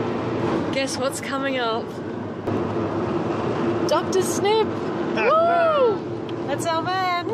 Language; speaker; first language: English; native; English